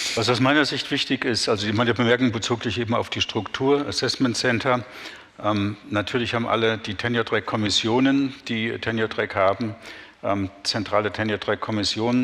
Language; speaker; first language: German; native; German